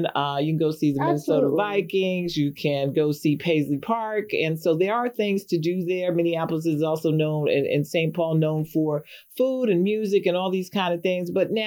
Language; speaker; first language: English; native; English